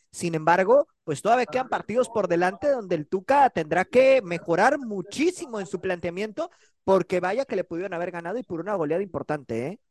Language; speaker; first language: Spanish; native; Spanish